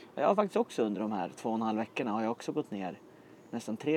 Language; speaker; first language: Swedish; native; Swedish